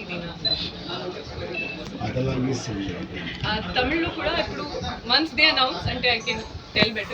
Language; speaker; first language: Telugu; non-native, learner; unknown